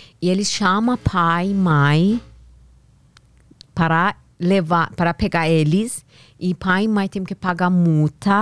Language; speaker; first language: Portuguese; non-native, learner; Persian